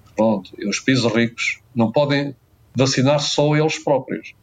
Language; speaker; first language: Portuguese; native; Portuguese